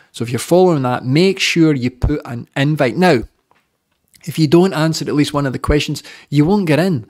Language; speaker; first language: English; native; English